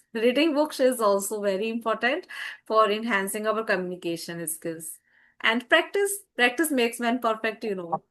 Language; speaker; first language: English; non-native, fluent; Hindi